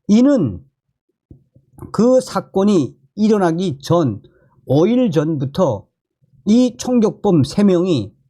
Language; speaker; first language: Korean; native; Korean